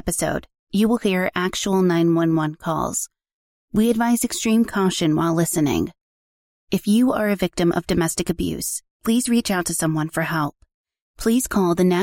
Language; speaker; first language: English; native; English